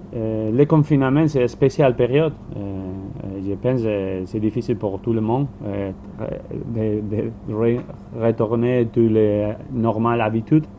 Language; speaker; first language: French; non-native, learner; Spanish